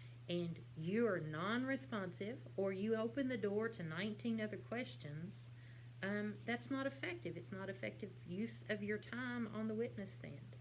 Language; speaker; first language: English; native; English